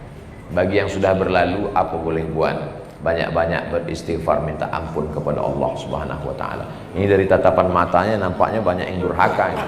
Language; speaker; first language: Malay; native; Malay